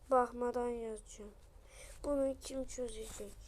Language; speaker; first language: Turkish; native; Turkish